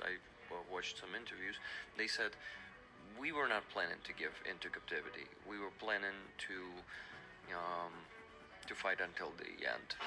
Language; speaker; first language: English; non-native, fluent; Ukrainian